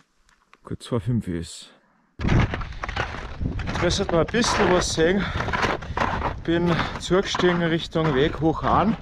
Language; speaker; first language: German; native; German